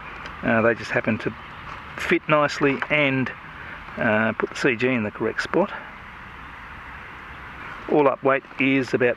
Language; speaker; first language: English; native; English